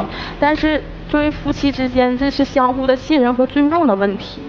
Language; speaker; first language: Chinese; native; Chinese